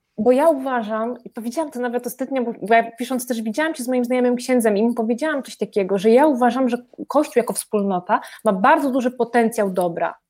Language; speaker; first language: Polish; native; Polish